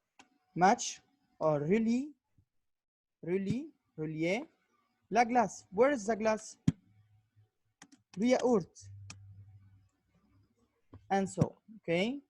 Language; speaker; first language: English; non-native, learner; Arabic